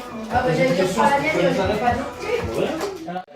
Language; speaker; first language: French; native; French